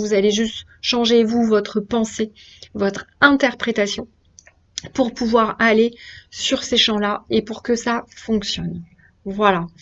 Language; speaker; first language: French; native; French